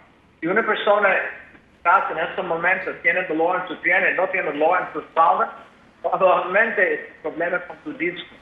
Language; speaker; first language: Spanish; non-native, learner; English